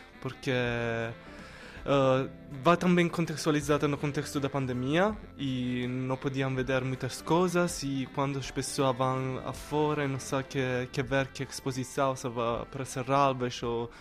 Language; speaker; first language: Portuguese; non-native, learner; Italian